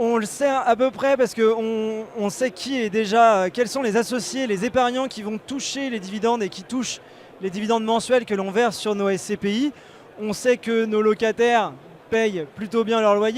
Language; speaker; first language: French; native; French